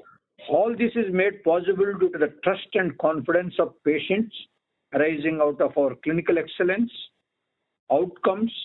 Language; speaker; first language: English; non-native, local second language; Telugu